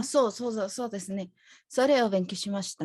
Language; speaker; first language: Japanese; non-native, learner; Spanish